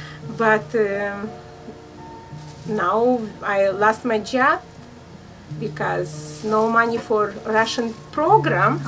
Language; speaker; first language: English; non-native, learner; Russian